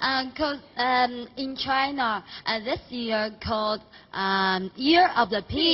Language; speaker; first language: English; non-native, learner; Chinese